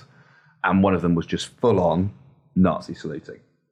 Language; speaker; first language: English; native; English